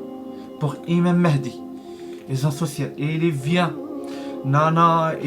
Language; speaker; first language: French; non-native, learner; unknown